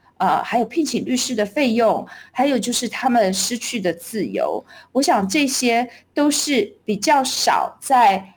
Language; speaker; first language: Chinese; native; Chinese